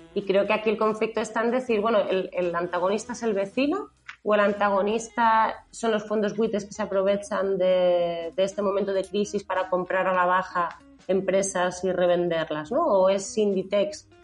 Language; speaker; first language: Spanish; native; Spanish